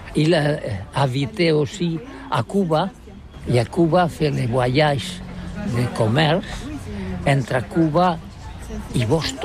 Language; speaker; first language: French; non-native, learner; Catalan